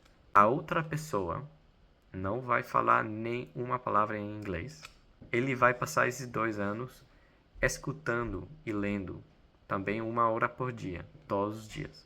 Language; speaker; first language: Portuguese; non-native, fluent; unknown